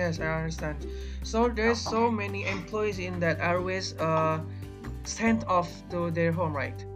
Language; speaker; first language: English; non-native, learner; Indonesian